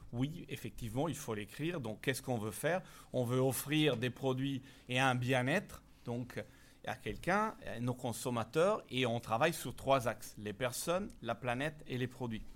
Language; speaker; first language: French; non-native, fluent; Italian